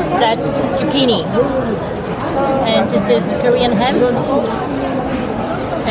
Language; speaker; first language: English; non-native, fluent; Korean